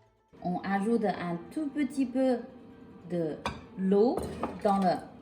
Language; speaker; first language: French; non-native, local second language; Chinese